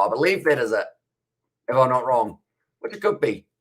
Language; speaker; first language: English; native; English